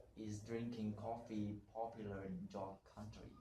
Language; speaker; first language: English; non-native, learner; Vietnamese